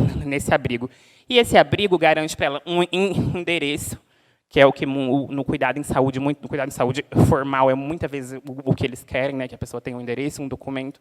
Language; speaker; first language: Portuguese; native; Portuguese